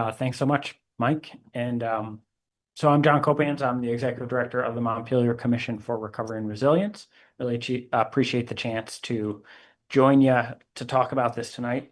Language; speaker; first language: English; native; English